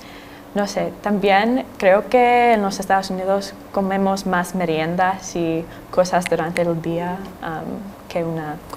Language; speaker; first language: Spanish; non-native, fluent; English